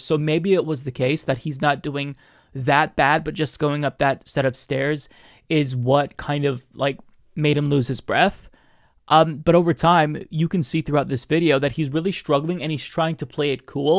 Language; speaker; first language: English; native; English